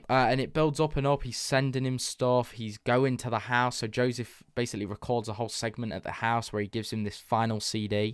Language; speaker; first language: English; native; English